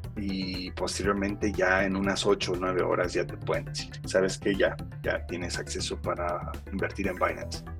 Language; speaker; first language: Spanish; early bilingual, heritage; Spanish